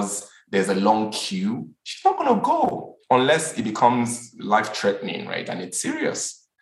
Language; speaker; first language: English; non-native, local second language; Yoruba